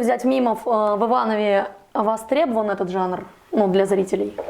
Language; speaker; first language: Russian; native; Russian